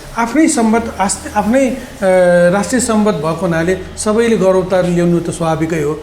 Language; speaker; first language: Nepali; non-native, local second language; Newari